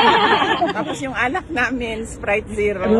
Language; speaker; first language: Filipino; native; Filipino